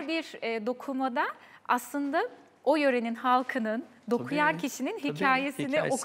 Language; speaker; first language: Turkish; native; Turkish